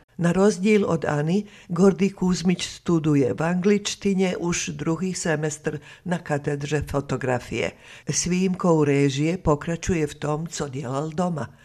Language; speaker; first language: Czech; non-native, fluent; Serbian